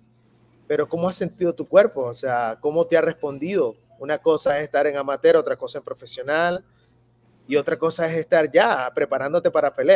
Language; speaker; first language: Spanish; native; Spanish